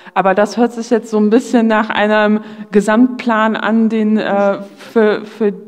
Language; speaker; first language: German; early bilingual, other home language; Polish